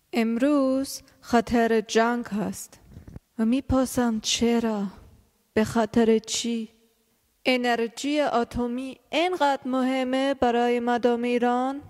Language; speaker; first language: Persian; early bilingual, heritage; German